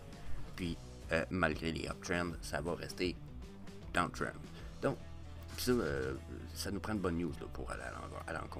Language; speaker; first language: French; native; French